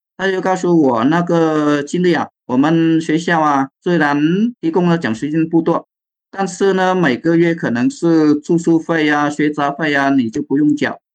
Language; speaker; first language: Chinese; non-native, fluent; Vietnamese